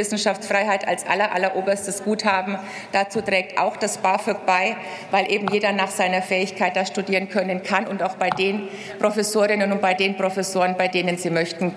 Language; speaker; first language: German; native; German